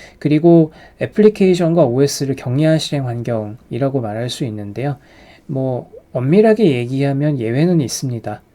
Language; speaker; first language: Korean; native; Korean